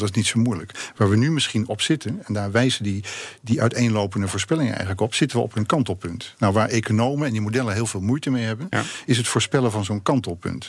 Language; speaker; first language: Dutch; native; Dutch